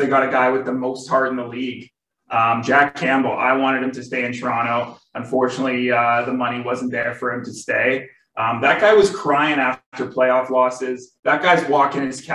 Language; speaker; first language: English; native; English